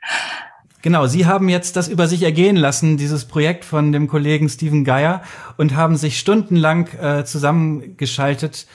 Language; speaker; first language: German; native; German